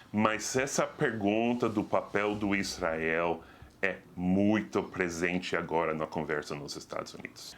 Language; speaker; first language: Portuguese; non-native, fluent; English